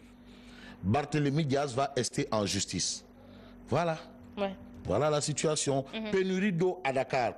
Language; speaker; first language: French; non-native, local second language; Wolof